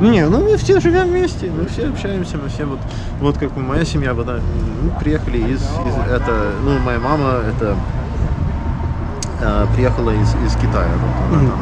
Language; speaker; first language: Russian; early bilingual, heritage; Russian